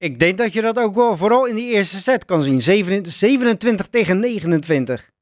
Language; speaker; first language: Dutch; native; Dutch